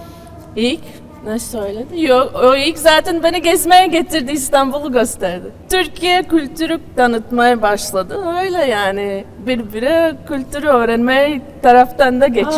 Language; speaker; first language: Turkish; non-native, learner; Latvian